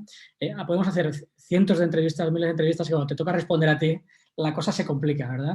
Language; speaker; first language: Spanish; native; Spanish